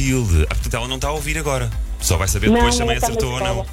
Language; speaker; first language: Portuguese; native; Portuguese